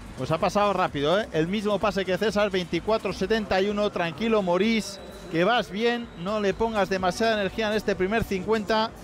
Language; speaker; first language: Spanish; native; Spanish